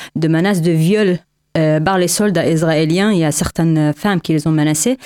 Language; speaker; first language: French; non-native, learner; Arabic